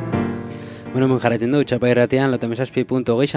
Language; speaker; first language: Basque; native; Basque